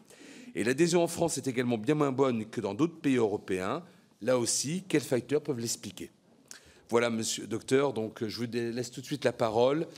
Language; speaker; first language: French; native; French